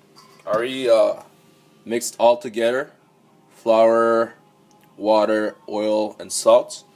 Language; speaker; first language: English; non-native, local second language; French